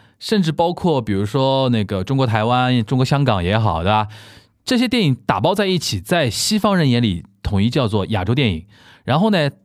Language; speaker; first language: Chinese; native; Chinese